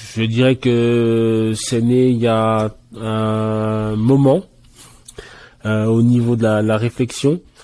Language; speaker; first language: French; early bilingual, other home language; Haitian Creole